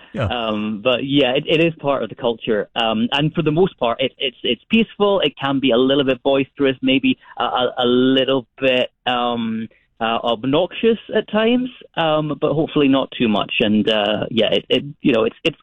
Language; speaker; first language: English; native; English